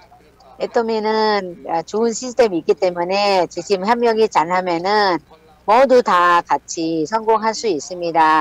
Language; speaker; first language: Korean; non-native, learner; Thai